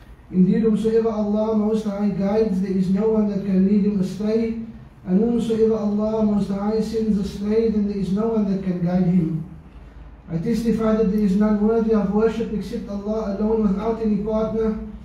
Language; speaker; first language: English; native; English